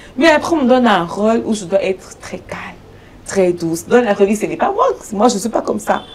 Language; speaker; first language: French; non-native, local second language; Lingala